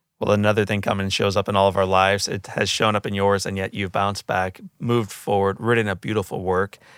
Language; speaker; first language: English; native; English